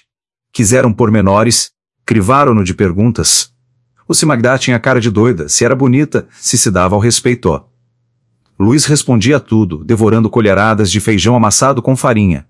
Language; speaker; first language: Portuguese; native; Portuguese